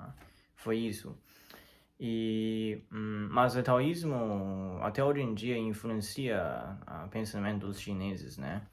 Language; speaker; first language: Portuguese; non-native, learner; Chinese